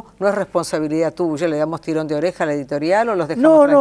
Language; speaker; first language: Spanish; native; Spanish